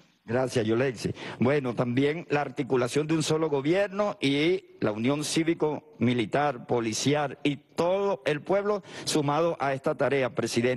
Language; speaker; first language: Spanish; native; Spanish